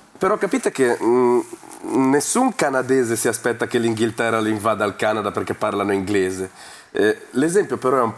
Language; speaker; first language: Italian; non-native, fluent; Ukrainian